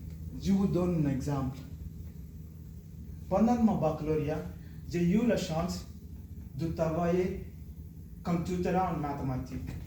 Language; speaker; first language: French; non-native, learner; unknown